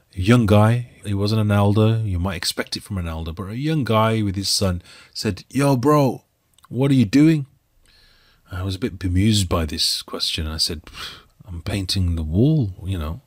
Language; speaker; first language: English; native; English